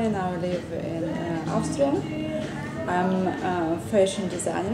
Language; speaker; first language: English; non-native, learner; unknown